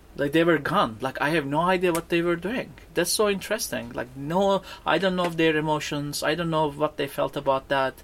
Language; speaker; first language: English; non-native, fluent; Turkish